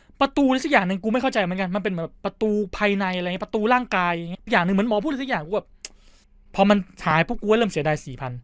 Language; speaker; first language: Thai; native; Thai